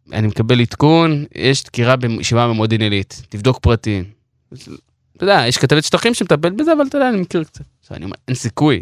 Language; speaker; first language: Hebrew; non-native, local second language; Yiddish